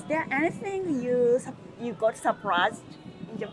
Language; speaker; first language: English; non-native, learner; Japanese